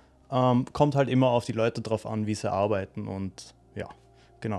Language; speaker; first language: German; native; German